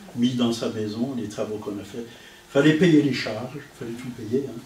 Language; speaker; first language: French; non-native, fluent; Italian